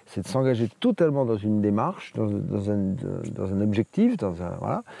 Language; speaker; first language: French; native; French